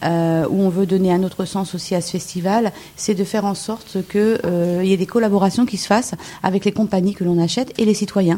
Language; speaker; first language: French; native; French